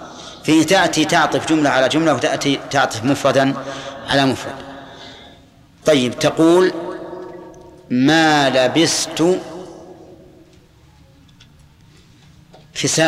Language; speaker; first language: Arabic; native; Arabic